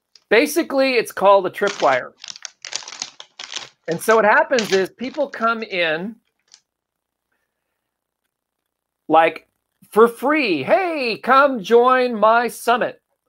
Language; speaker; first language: English; native; English